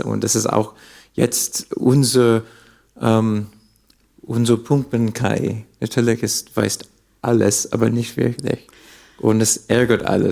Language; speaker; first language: German; non-native, learner; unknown